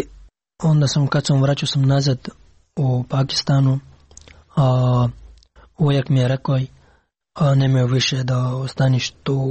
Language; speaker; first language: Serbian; non-native, learner; Pashto